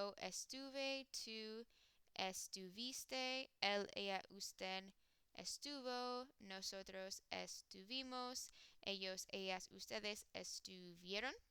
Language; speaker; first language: Spanish; non-native, fluent; English